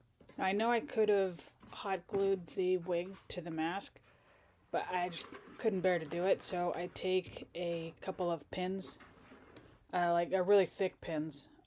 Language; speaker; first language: English; native; English